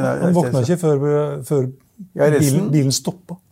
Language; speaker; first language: Norwegian; native; Norwegian